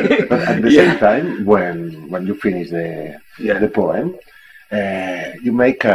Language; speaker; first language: English; non-native, learner; Italian